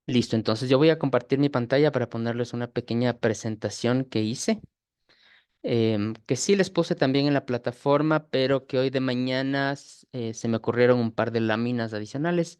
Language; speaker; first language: Spanish; native; Spanish